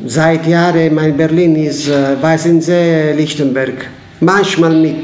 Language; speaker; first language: German; non-native, learner; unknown